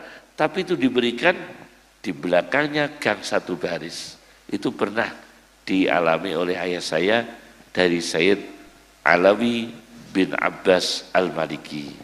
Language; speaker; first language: Indonesian; native; Indonesian